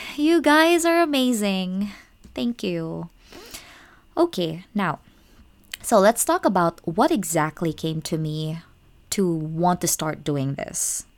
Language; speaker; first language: English; non-native, local second language; Cebuano